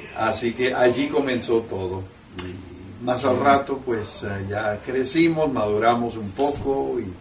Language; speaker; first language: Spanish; early bilingual, heritage; Spanish